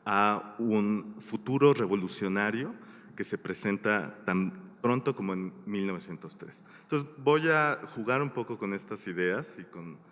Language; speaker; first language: Spanish; native; Spanish